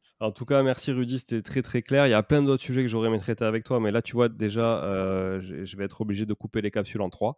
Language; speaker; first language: French; native; French